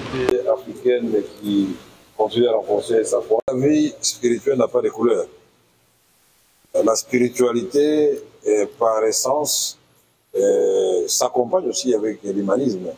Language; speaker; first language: French; non-native, local second language; Swahili